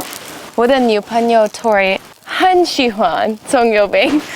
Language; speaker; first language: Chinese; early bilingual, heritage; English